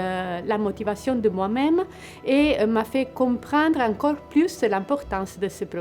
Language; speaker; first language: French; non-native, fluent; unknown